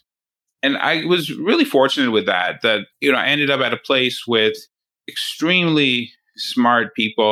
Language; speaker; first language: English; native; English